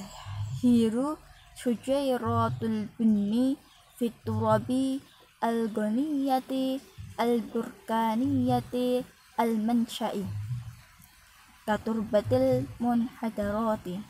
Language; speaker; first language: Arabic; non-native, learner; Indonesian